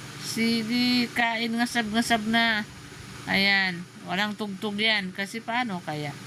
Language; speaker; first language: Filipino; non-native, local second language; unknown